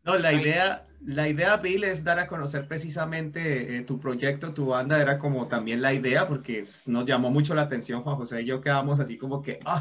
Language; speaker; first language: Spanish; native; Spanish